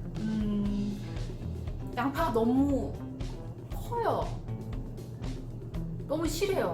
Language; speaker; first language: Korean; native; Korean